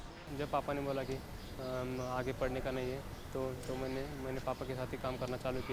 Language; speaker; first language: Hindi; non-native, local second language; Marathi